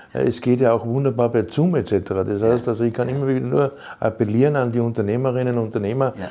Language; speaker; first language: German; native; German